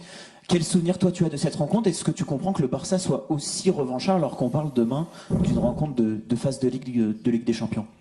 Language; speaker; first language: French; native; French